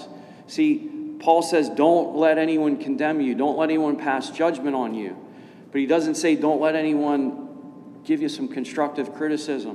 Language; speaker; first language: English; native; English